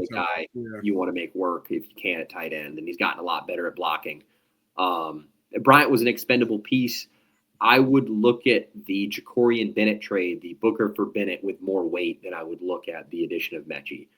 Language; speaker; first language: English; native; English